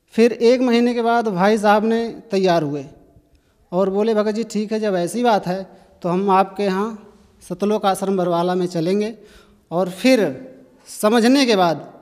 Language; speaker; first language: Hindi; native; Hindi